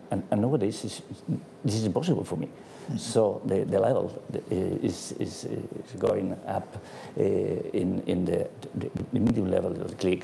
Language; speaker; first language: English; non-native, fluent; Spanish